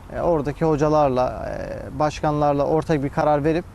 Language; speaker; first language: Turkish; native; Turkish